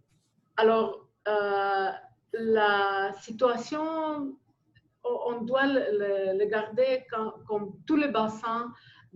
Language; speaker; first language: French; non-native, fluent; Greek